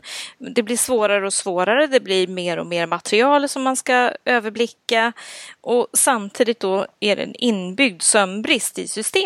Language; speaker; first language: Swedish; native; Swedish